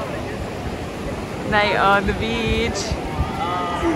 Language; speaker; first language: English; native; English